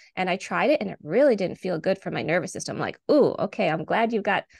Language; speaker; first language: English; native; English